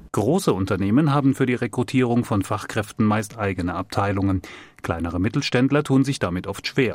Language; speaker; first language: German; native; German